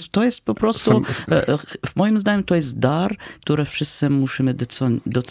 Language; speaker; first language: Polish; non-native, fluent; Arabic